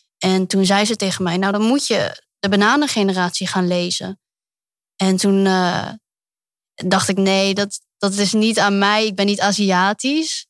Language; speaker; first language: Dutch; early bilingual, other home language; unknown